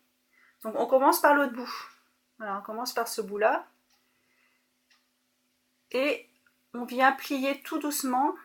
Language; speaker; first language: French; native; French